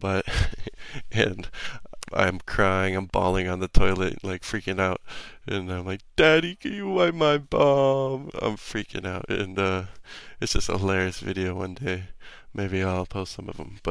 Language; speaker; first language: English; native; English